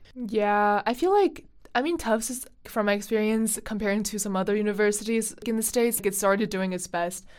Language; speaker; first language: English; non-native, fluent; Chinese